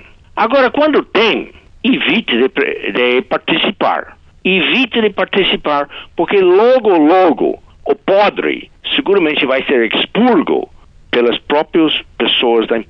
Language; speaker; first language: Portuguese; non-native, fluent; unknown